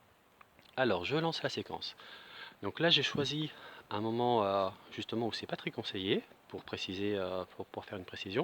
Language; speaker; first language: French; native; French